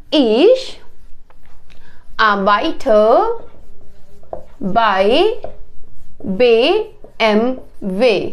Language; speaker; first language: German; non-native, learner; Hindi